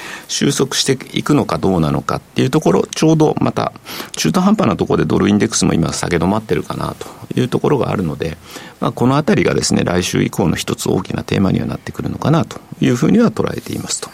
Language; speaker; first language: Japanese; native; Japanese